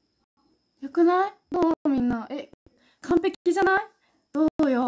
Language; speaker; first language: Japanese; native; Japanese